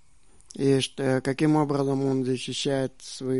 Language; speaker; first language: Czech; non-native, learner; Russian